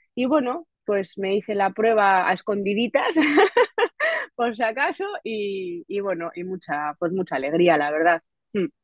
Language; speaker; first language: Spanish; native; Spanish